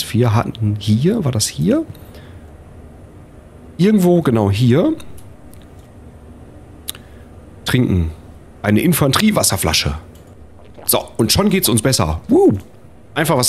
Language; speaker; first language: German; native; German